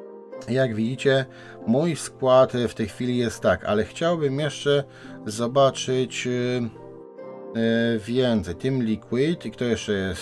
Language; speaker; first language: Polish; native; Polish